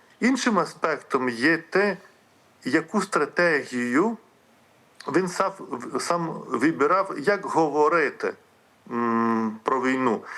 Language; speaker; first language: Ukrainian; non-native, fluent; Lithuanian